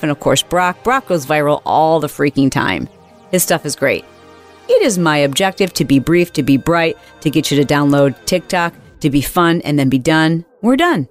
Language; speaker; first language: English; native; English